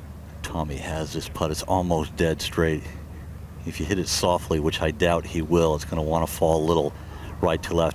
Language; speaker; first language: English; native; English